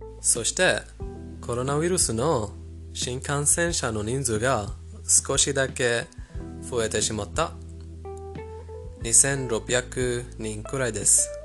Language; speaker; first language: Japanese; non-native, fluent; Persian